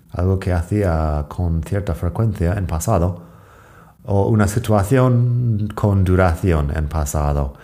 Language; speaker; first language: Spanish; non-native, fluent; English